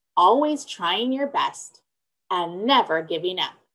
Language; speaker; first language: English; native; English